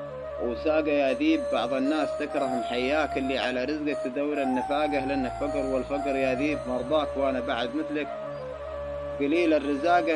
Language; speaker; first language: Arabic; native; Arabic